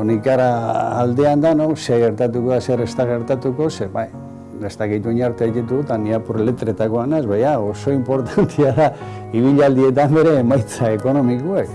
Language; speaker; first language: Basque; native; Basque